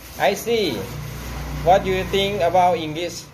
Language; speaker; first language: English; non-native, learner; Thai